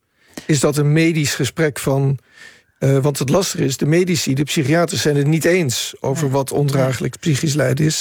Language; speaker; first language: Dutch; native; Dutch